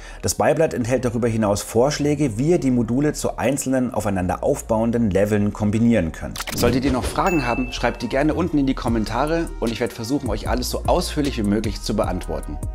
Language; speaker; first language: German; native; German